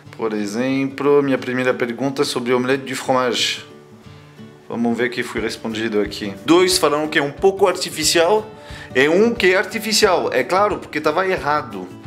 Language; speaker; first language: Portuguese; non-native, fluent; French